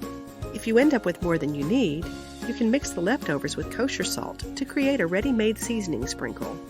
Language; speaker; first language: English; native; English